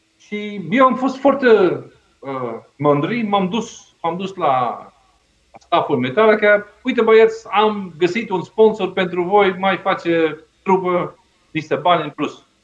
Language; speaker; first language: Romanian; non-native, fluent; Dutch